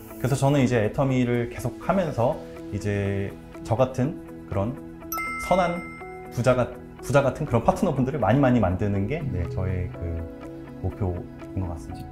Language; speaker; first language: Korean; native; Korean